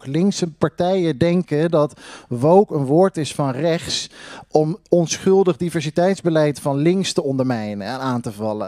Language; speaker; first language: Dutch; native; Dutch